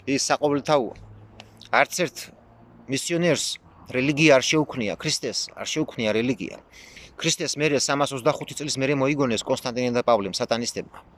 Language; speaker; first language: Georgian; non-native, local second language; Mingrelian